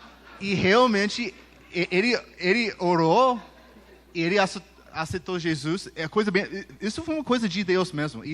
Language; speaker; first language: Portuguese; early bilingual, heritage; Portuguese